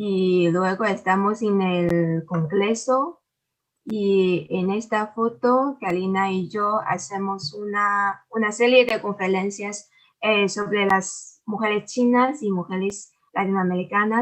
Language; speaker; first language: Spanish; non-native, fluent; Chinese